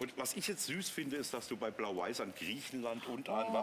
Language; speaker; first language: German; native; German